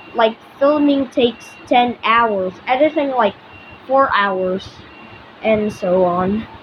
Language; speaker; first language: English; non-native, local second language; Filipino